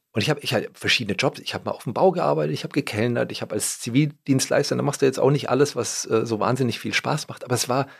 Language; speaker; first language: German; native; German